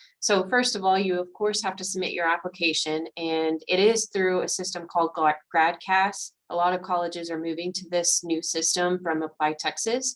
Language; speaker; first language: English; native; English